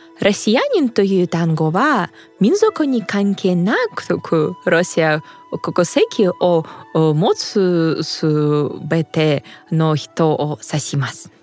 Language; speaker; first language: Japanese; non-native, fluent; Russian